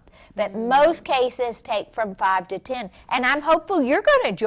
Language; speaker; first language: English; native; English